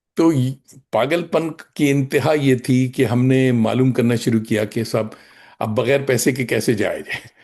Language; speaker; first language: Hindi; non-native, local second language; Urdu